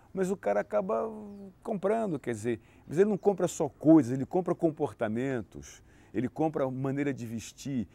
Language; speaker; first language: Portuguese; native; Portuguese